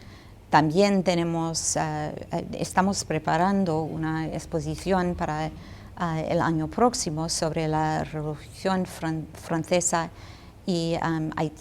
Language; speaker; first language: Spanish; non-native, fluent; English